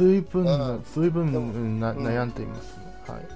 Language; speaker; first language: Japanese; non-native, learner; Chinese